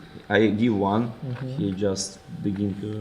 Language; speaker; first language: English; non-native, fluent; Ukrainian